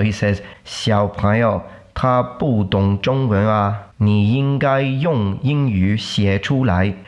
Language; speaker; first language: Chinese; non-native, learner; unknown